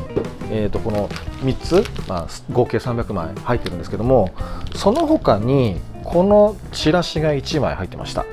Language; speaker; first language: Japanese; native; Japanese